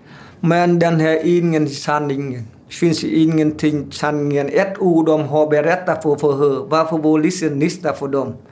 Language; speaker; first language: Swedish; non-native, learner; Vietnamese